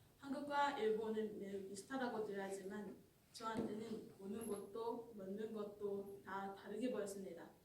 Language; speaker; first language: Korean; non-native, fluent; Japanese